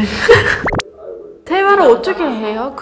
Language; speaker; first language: Korean; non-native, learner; Persian